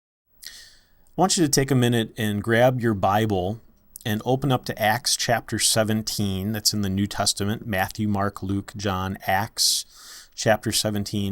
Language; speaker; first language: English; native; English